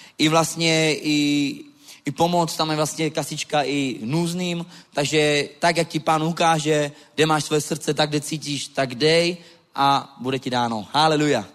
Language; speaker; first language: Czech; non-native, local second language; Romany